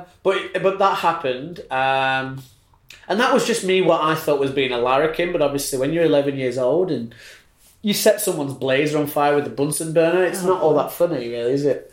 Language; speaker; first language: English; native; English